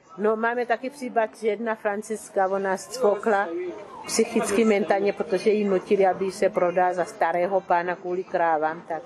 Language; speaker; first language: Czech; early bilingual, other home language; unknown